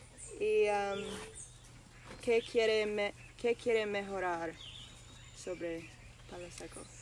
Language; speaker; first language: Spanish; non-native, learner; English